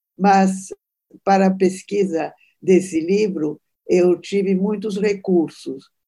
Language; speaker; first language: Portuguese; early bilingual, other home language; Italian